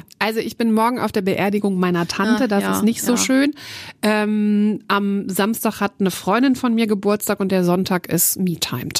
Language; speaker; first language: German; native; German